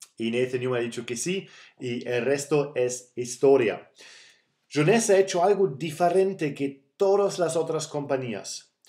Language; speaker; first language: Spanish; non-native, fluent; German